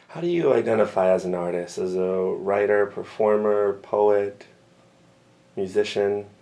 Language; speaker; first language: English; native; English